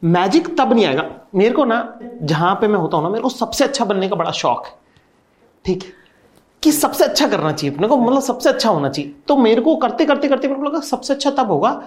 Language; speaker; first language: Hindi; native; Hindi